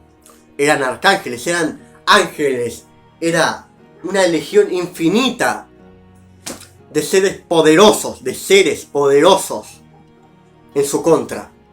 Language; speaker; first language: Spanish; native; Spanish